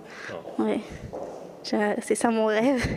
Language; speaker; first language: French; non-native, learner; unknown